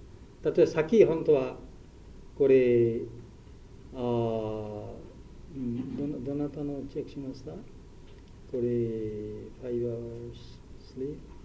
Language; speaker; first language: Japanese; non-native, learner; Bangla